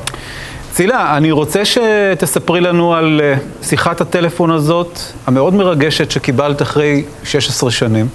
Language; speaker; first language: Hebrew; native; Hebrew